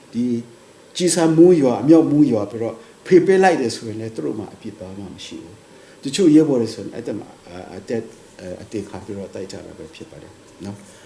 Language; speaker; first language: Burmese; non-native, local second language; Kachin